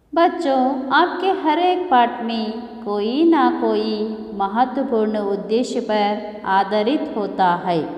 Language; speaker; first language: Hindi; non-native, local second language; Kannada